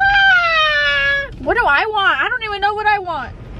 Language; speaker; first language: English; early bilingual, other home language; Spanish